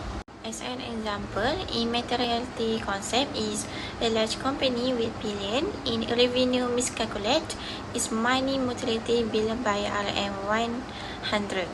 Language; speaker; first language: English; non-native, local second language; Malay